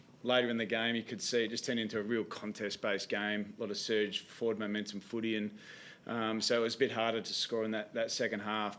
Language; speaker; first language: English; native; English